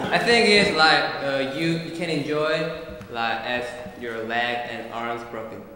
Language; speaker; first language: English; non-native, learner; Korean